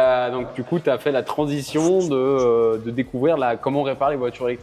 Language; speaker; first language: French; native; French